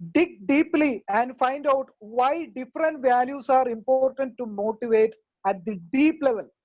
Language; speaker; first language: English; non-native, local second language; Malayalam